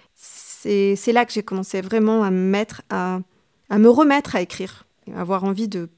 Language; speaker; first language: French; native; French